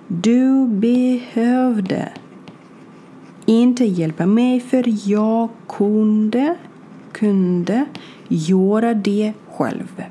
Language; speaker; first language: Swedish; non-native, learner; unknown